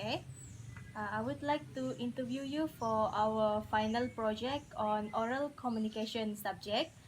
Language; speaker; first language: English; non-native, learner; Malay